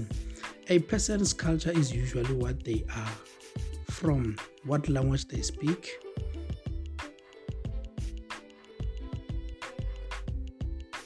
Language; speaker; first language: English; non-native, local second language; Northern Sotho